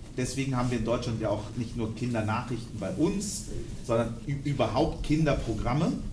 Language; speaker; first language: German; non-native, fluent; Arabic